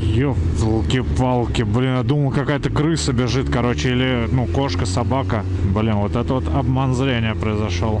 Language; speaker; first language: Russian; native; Russian